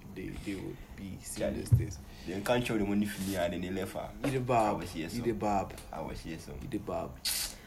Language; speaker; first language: English; non-native, local second language; Akan